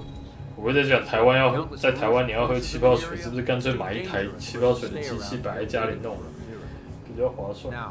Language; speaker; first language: Chinese; native; Chinese